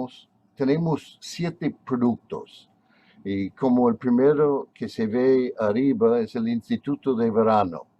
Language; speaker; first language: Spanish; non-native, fluent; English